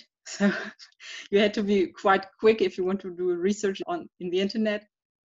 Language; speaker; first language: English; non-native, fluent; German